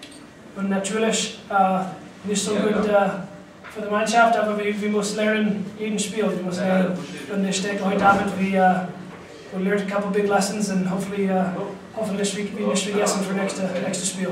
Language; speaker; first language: German; non-native, learner; English